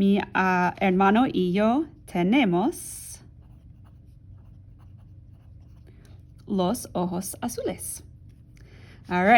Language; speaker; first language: Spanish; non-native, fluent; English